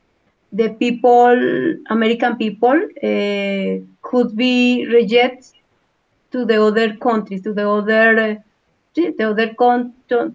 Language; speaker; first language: English; non-native, learner; Spanish